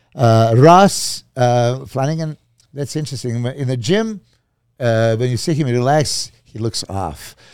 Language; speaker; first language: English; non-native, fluent; Serbian